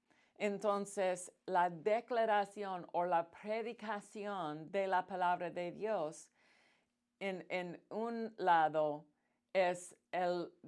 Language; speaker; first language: Spanish; non-native, fluent; English